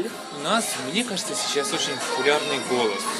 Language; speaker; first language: Russian; native; Russian